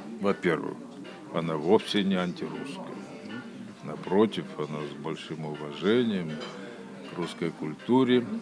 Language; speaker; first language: Russian; native; Russian